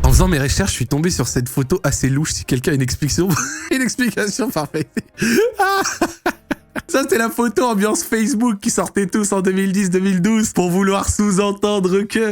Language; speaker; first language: French; native; French